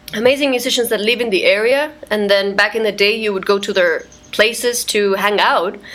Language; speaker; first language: English; non-native, fluent; Spanish